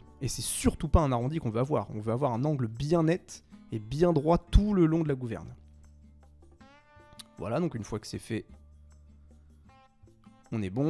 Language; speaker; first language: French; native; French